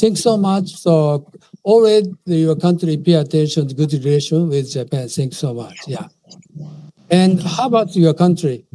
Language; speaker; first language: English; non-native, fluent; Japanese